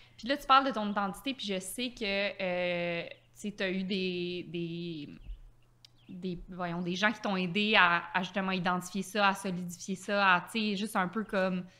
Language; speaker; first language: French; native; French